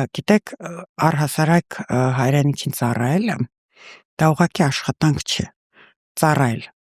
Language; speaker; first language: Armenian; early bilingual, heritage; Russian